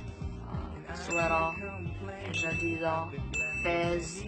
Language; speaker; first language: French; non-native, fluent; Korean